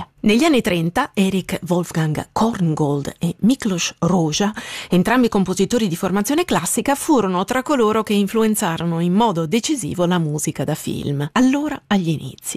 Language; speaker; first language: Italian; native; Italian